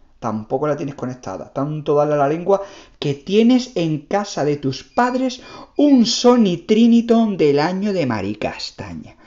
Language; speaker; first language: Spanish; native; Spanish